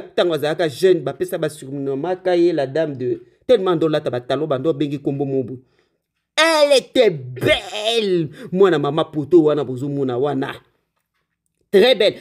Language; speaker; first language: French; non-native, local second language; Lingala